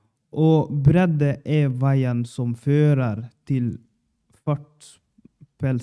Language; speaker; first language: Swedish; non-native, learner; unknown